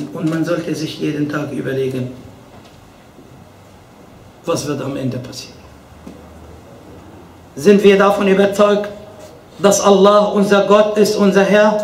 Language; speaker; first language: German; non-native, fluent; Arabic